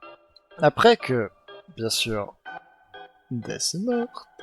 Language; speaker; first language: French; native; French